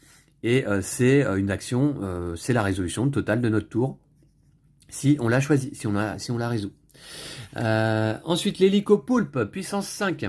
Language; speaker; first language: French; native; French